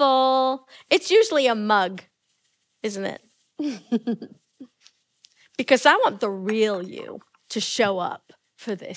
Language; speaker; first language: English; native; English